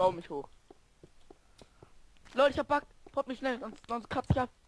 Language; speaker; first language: German; native; German